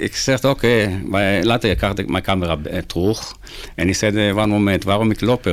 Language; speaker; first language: Dutch; non-native, learner; Hebrew